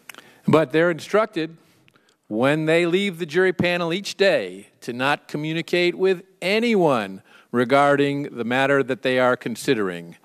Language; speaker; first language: English; native; English